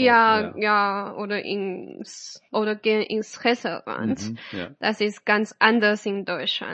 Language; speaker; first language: German; non-native, fluent; Chinese